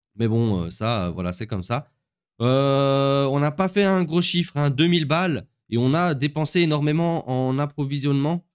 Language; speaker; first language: French; native; French